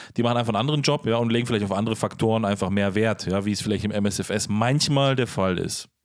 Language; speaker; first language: German; native; German